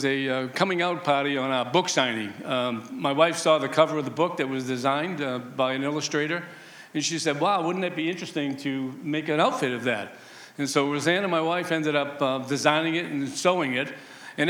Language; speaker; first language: English; native; English